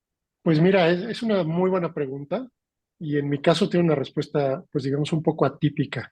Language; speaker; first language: Spanish; native; Spanish